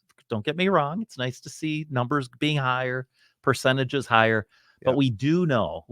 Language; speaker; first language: English; native; English